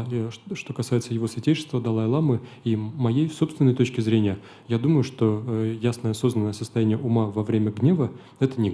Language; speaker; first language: Russian; native; Russian